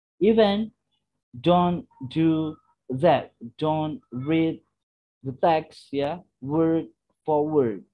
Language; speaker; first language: English; non-native, fluent; Indonesian